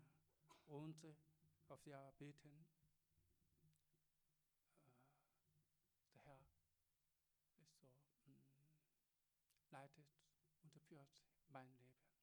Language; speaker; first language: German; non-native, learner; Korean